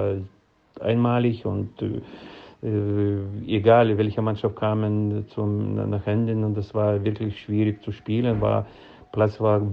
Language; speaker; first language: German; non-native, learner; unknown